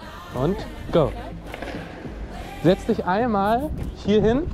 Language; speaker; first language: German; native; German